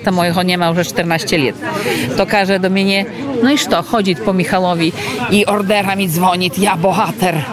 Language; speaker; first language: Polish; non-native, local second language; Belarusian